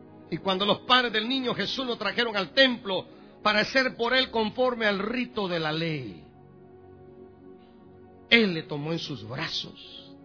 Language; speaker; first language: Spanish; native; Spanish